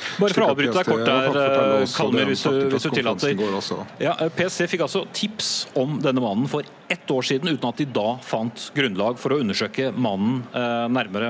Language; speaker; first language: Norwegian; native; Norwegian